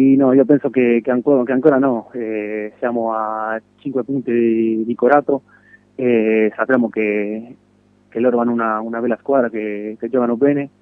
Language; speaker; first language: Italian; non-native, fluent; Spanish